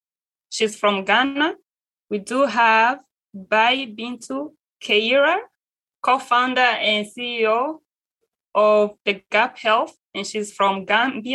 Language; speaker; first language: English; non-native, local second language; Kinyarwanda